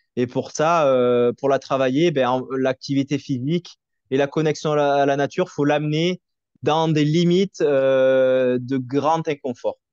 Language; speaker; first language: French; native; French